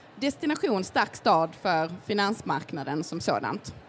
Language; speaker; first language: Swedish; native; Swedish